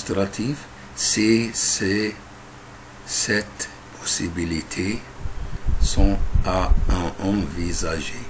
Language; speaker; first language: French; non-native, fluent; Arabic